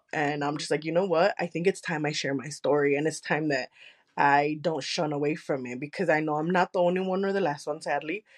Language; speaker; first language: English; early bilingual, other home language; Spanish